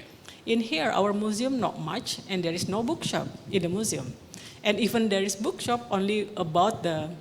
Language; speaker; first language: English; non-native, local second language; Indonesian